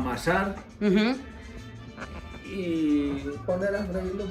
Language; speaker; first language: Spanish; native; Spanish